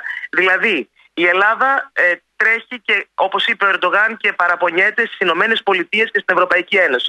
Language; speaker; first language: Greek; native; Greek